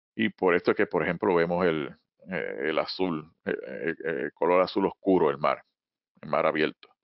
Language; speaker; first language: Spanish; native; Spanish